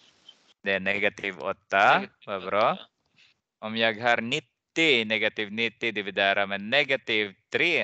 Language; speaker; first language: Swedish; non-native, fluent; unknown